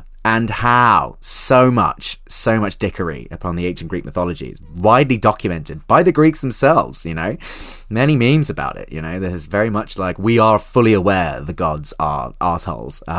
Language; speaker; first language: English; native; English